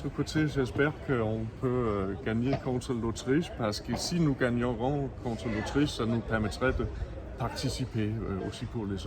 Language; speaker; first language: French; non-native, fluent; Danish